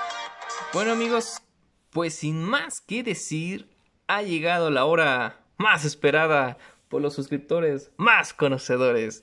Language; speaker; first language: Spanish; native; Spanish